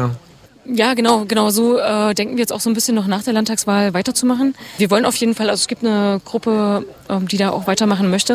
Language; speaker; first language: German; native; German